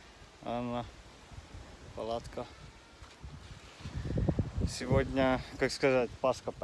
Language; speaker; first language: Russian; non-native, learner; Finnish